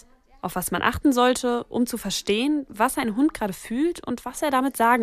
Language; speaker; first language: German; native; German